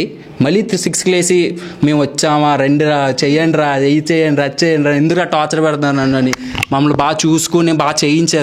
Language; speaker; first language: Telugu; native; Telugu